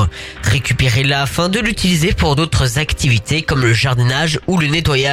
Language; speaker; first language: French; native; French